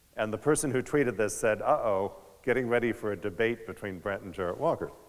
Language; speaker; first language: English; native; English